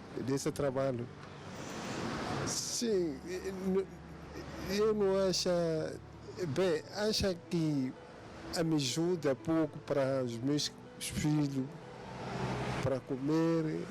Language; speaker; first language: Portuguese; non-native, local second language; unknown